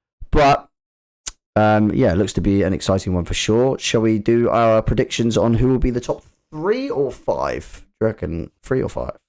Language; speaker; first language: English; native; English